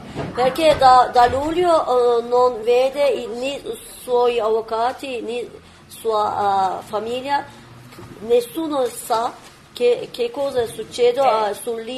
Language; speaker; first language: Italian; non-native, learner; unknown